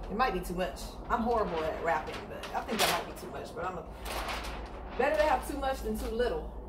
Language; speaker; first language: English; native; English